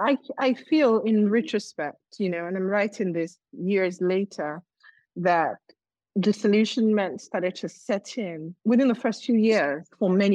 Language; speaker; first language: English; non-native, local second language; Yoruba